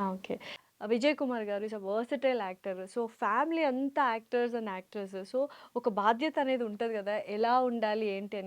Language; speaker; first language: Telugu; native; Telugu